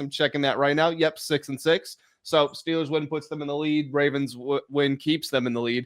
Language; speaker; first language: English; native; English